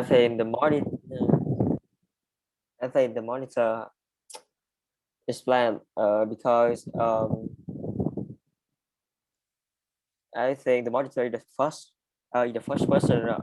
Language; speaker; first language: English; non-native, learner; Vietnamese